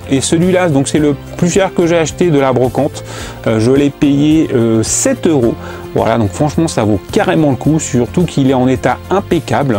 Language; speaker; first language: French; native; French